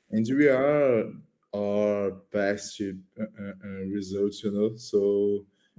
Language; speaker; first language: English; non-native, learner; Portuguese